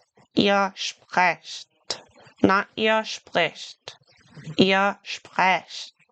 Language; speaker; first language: German; non-native, fluent; English